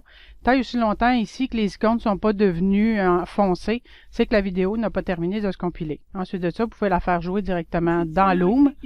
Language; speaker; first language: French; native; French